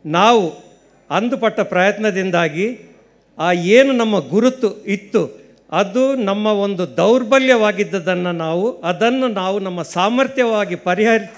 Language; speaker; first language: Kannada; non-native, local second language; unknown